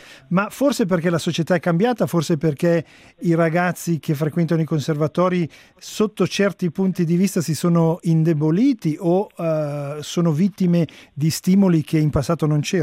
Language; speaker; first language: Italian; native; Italian